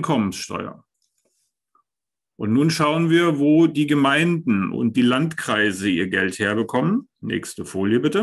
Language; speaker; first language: German; native; German